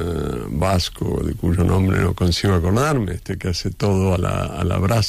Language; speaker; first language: Spanish; native; Spanish